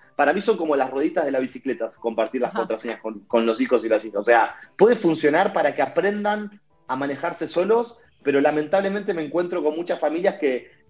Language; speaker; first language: Spanish; native; Spanish